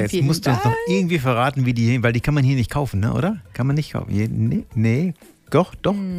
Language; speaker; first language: German; native; German